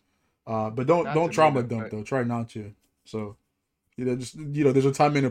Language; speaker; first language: English; non-native, local second language; Yoruba